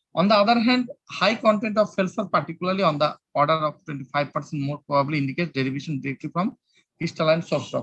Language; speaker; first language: English; non-native, local second language; Bangla